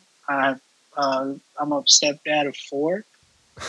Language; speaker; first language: English; native; English